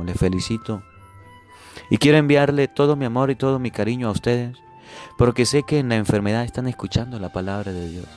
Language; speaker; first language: Spanish; native; Spanish